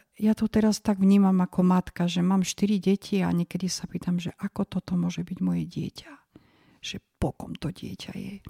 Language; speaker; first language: Slovak; native; Slovak